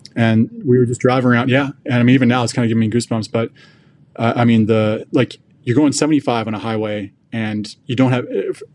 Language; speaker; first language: English; native; English